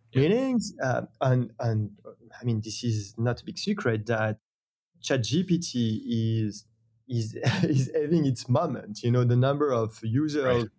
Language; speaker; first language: English; non-native, fluent; French